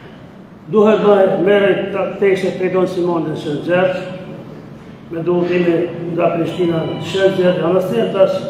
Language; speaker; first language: Albanian; native; Albanian